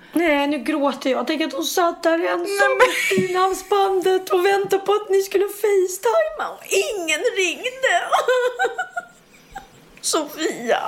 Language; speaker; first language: Swedish; native; Swedish